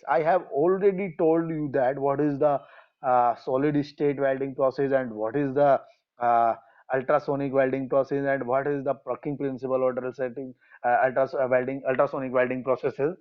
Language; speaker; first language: English; non-native, local second language; Hindi